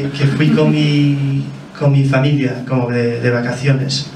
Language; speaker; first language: Spanish; non-native, fluent; English